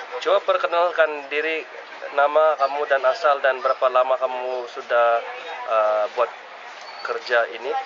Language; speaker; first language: Indonesian; non-native, local second language; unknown